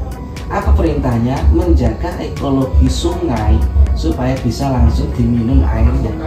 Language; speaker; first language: Indonesian; native; Indonesian